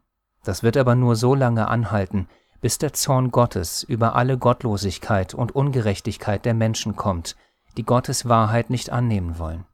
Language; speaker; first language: German; native; German